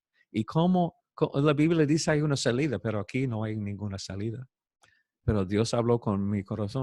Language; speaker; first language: Spanish; non-native, fluent; English